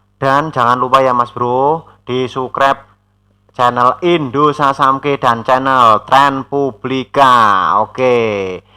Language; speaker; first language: Indonesian; native; Indonesian